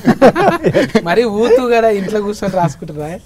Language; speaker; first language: Telugu; native; Telugu